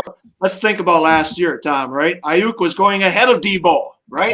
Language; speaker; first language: English; native; English